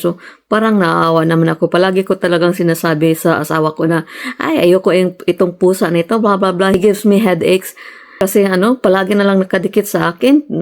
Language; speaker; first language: Filipino; non-native, local second language; Cebuano